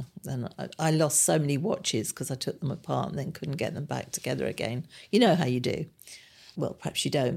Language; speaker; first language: English; native; English